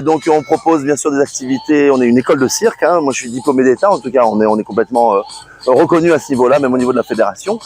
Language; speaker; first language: French; native; French